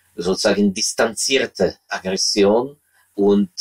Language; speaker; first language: German; non-native, fluent; Ukrainian